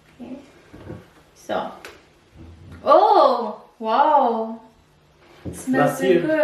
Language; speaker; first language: English; non-native, learner; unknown